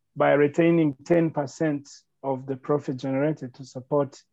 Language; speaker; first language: English; non-native, local second language; Kinyarwanda